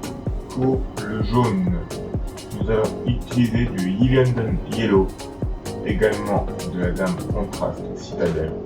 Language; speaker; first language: French; native; French